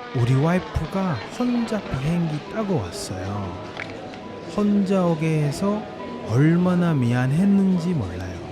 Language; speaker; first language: Korean; non-native, fluent; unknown